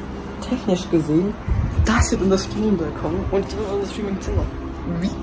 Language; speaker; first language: German; native; German